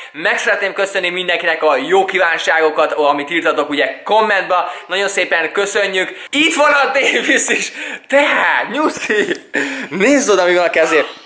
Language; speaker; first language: Hungarian; native; Hungarian